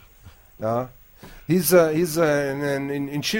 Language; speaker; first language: German; native; German